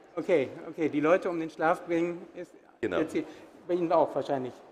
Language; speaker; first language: German; native; German